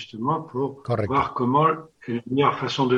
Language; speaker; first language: French; native; French